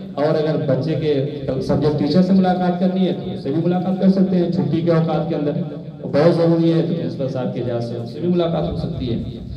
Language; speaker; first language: Urdu; native; Urdu